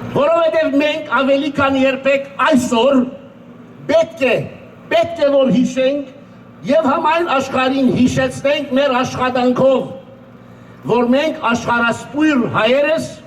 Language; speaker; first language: Armenian; early bilingual, other home language; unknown